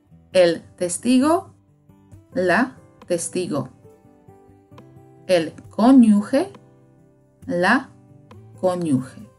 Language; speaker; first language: Spanish; non-native, fluent; Slovak